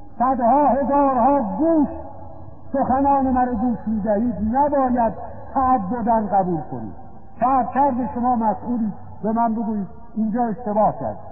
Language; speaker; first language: Persian; native; Persian